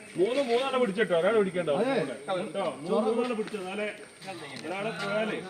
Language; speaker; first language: Malayalam; native; Malayalam